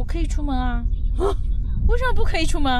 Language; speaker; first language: Chinese; native; Chinese